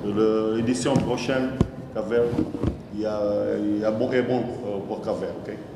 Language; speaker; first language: French; non-native, learner; Kabuverdianu